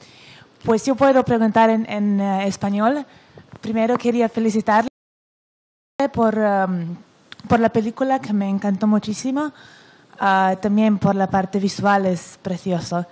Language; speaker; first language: Spanish; non-native, fluent; Slovenian